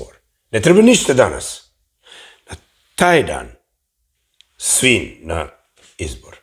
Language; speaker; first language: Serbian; early bilingual, heritage; English